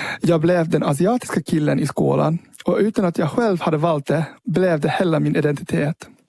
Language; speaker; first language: Swedish; early bilingual, heritage; Swedish